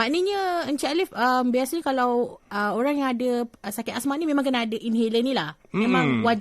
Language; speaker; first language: Malay; native; Malay